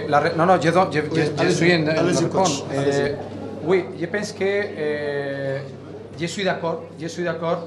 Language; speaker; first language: French; non-native, learner; Catalan